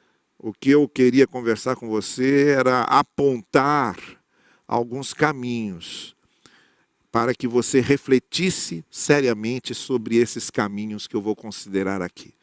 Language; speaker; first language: Portuguese; native; Portuguese